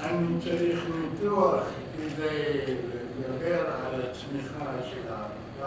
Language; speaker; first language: Hebrew; non-native, fluent; Arabic